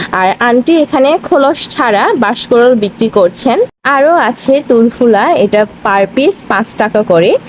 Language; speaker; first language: Bangla; non-native, local second language; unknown